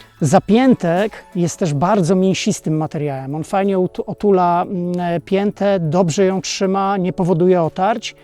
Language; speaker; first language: Polish; native; Polish